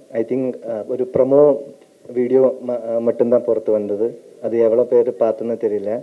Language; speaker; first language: Tamil; non-native, learner; Malayalam